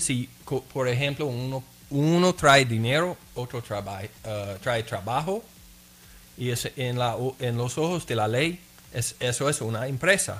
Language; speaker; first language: Spanish; non-native, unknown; English